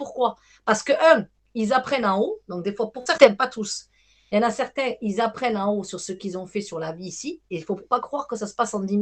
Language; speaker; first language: French; native; French